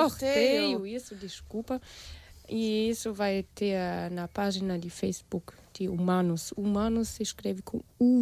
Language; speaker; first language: Portuguese; non-native, fluent; German